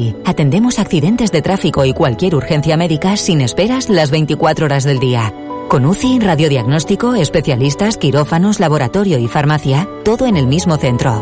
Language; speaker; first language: Spanish; native; Spanish